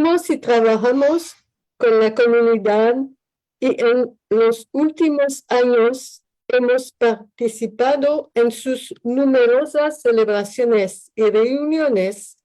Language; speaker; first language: Spanish; non-native, learner; French